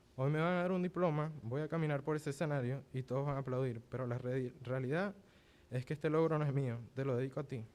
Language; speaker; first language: Spanish; early bilingual, other home language; English